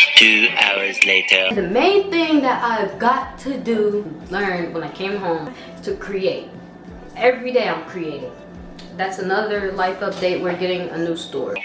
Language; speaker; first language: English; native; English